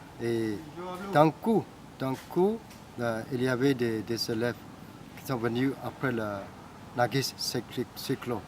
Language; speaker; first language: French; non-native, fluent; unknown